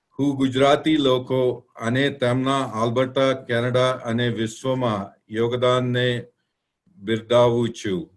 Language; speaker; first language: Gujarati; non-native, learner; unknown